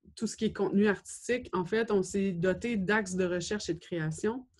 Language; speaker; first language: French; native; French